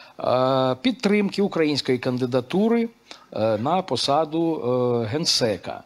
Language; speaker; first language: Ukrainian; native; Ukrainian